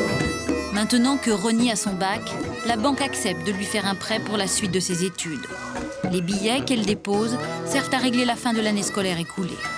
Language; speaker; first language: French; native; French